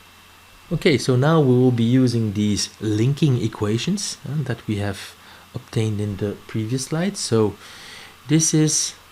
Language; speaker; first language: English; non-native, fluent; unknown